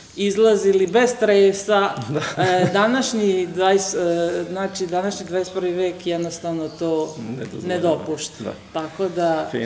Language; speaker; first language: Serbian; native; Serbian